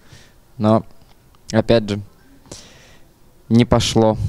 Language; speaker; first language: Russian; native; Russian